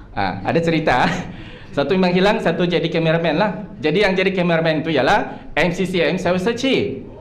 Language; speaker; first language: Malay; non-native, local second language; Chinese